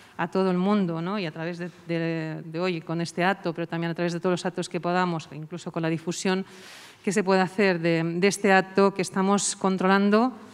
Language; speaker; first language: Spanish; non-native, local second language; Catalan